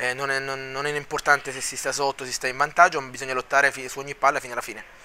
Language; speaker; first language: Italian; native; Italian